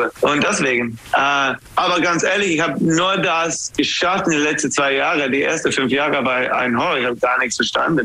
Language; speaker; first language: German; non-native, learner; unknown